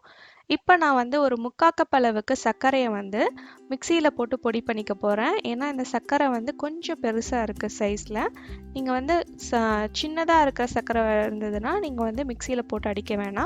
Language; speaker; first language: Tamil; native; Tamil